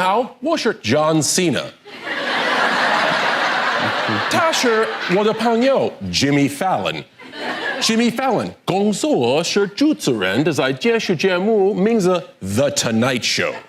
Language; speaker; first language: Chinese; non-native, learner; English